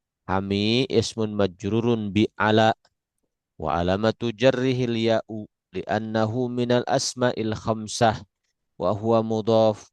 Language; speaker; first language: Arabic; non-native, fluent; Indonesian